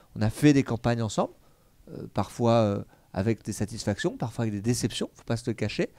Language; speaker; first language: French; native; French